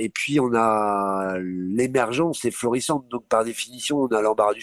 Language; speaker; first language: French; native; French